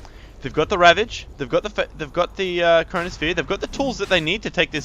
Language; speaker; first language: English; native; English